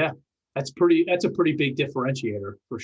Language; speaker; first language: English; native; English